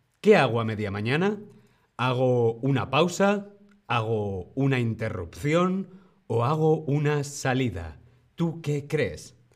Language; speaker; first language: Spanish; non-native, fluent; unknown